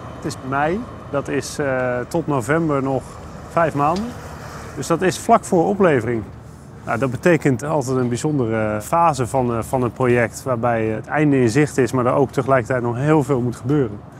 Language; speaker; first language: Dutch; native; Dutch